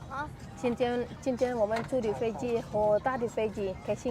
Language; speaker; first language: Chinese; non-native, learner; Indonesian